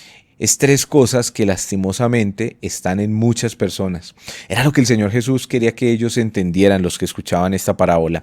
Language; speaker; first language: Spanish; native; Spanish